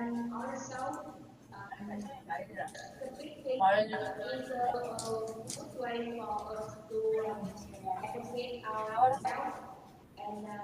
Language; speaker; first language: English; non-native, learner; Vietnamese